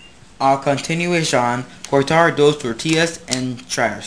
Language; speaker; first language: Spanish; non-native, learner; English